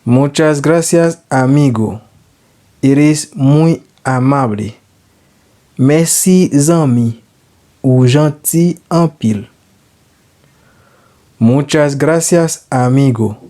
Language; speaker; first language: Spanish; non-native, learner; Haitian Creole